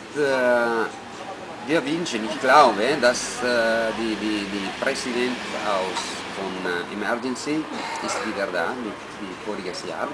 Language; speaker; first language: German; non-native, local second language; Italian